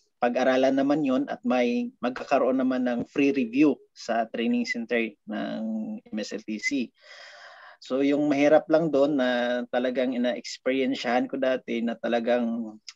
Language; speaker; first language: Filipino; non-native, local second language; Hiligaynon